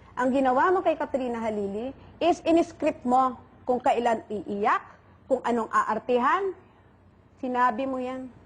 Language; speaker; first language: Filipino; native; Filipino